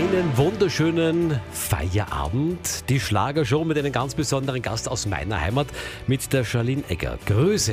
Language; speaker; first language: German; native; German